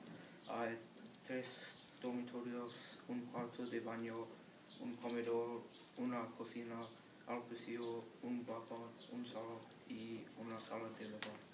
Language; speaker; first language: Spanish; non-native, learner; English